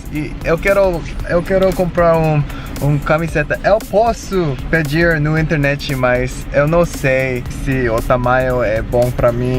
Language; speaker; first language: Portuguese; non-native, learner; English